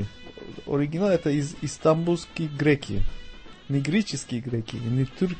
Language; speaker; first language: Russian; non-native, learner; Turkish